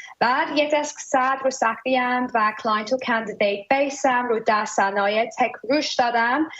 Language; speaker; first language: Persian; early bilingual, heritage; Persian